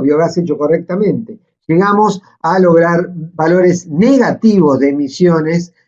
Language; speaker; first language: Spanish; native; Spanish